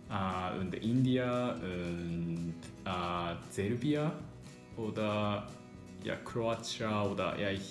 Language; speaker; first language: German; non-native, learner; Japanese